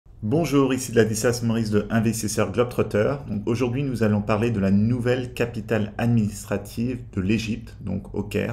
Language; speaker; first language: French; native; French